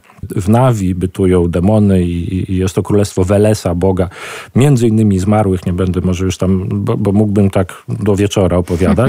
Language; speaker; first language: Polish; native; Polish